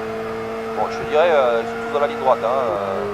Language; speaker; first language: French; native; French